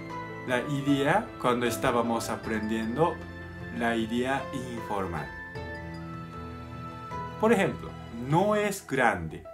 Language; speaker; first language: Spanish; non-native, fluent; Japanese